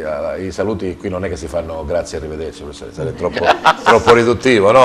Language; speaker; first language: Italian; native; Italian